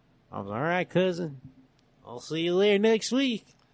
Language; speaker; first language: English; early bilingual, other home language; Spanish